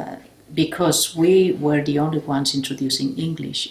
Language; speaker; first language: English; non-native, fluent; Catalan